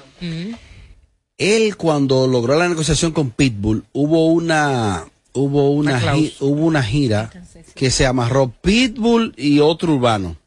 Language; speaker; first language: Spanish; native; Spanish